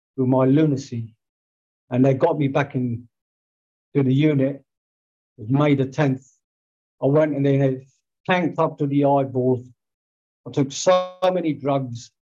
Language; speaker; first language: English; native; English